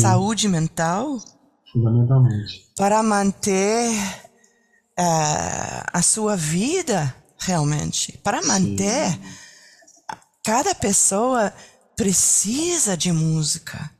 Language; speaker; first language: Portuguese; non-native, learner; French